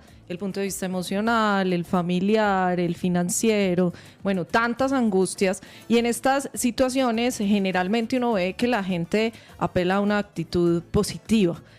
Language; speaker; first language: Spanish; native; Spanish